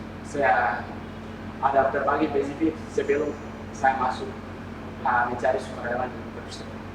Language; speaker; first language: Indonesian; non-native, fluent; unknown